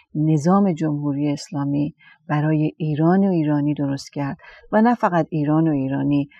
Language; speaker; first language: Persian; native; Persian